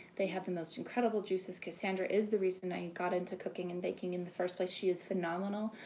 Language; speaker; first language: English; native; English